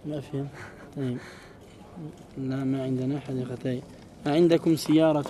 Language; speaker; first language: Arabic; early bilingual, heritage; Arabic